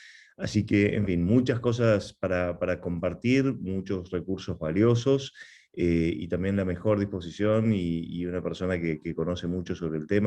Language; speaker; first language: Spanish; native; Spanish